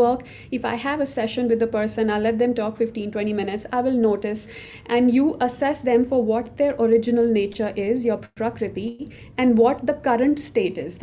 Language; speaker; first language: English; non-native, local second language; Hindi